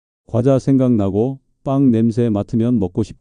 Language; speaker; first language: Korean; native; Korean